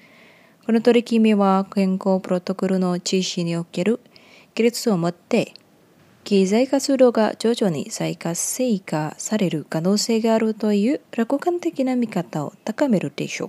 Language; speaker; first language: Japanese; non-native, fluent; Indonesian